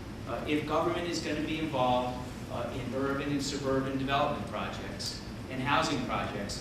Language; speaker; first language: English; native; English